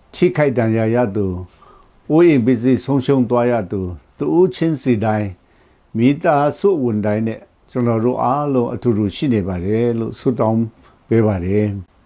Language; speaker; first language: Burmese; non-native, local second language; Kachin